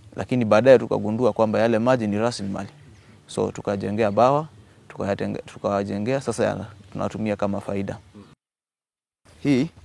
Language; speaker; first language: Swahili; non-native, local second language; Kamba